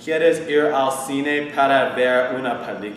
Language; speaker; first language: Spanish; non-native, learner; English